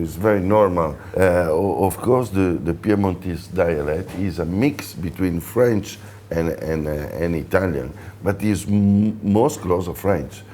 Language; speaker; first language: English; non-native, fluent; Italian